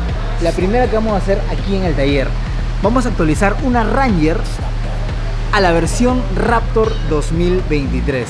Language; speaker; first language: Spanish; native; Spanish